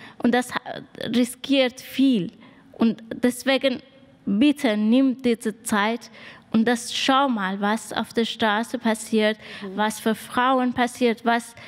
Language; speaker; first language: German; non-native, learner; Persian